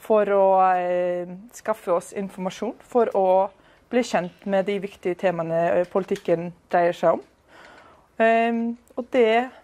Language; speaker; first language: Norwegian; non-native, fluent; Icelandic